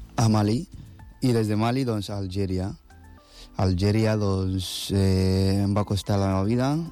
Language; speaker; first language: Catalan; non-native, fluent; Akan